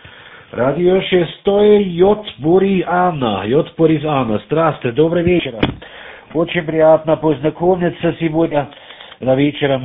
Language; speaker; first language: Russian; non-native, learner; German